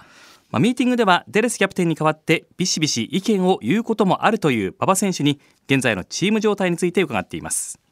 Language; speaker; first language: Japanese; native; Japanese